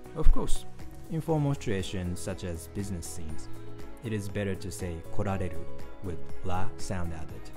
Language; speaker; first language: English; non-native, fluent; Japanese